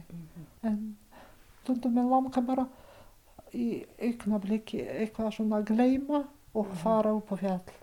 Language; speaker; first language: Icelandic; non-native, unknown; Ukrainian